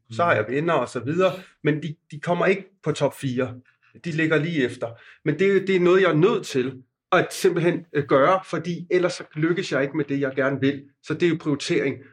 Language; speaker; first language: Danish; non-native, fluent; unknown